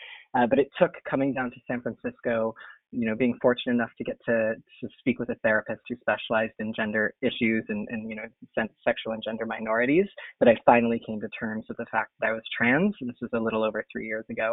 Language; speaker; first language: English; native; English